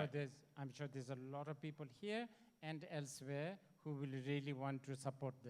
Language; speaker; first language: English; non-native, learner; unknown